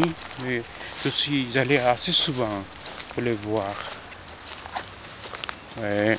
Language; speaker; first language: French; non-native, fluent; Korean